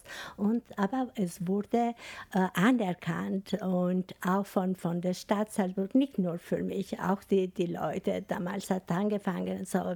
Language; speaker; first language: German; non-native, learner; Albanian